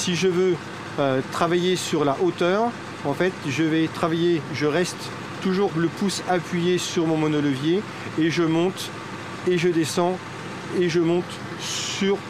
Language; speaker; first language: French; native; French